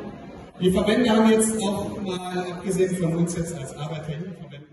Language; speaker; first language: German; native; German